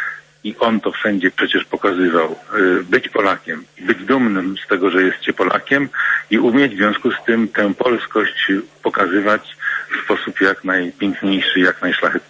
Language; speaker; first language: Polish; native; Polish